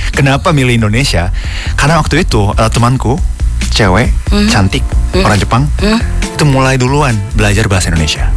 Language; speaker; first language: Indonesian; non-native, fluent; Japanese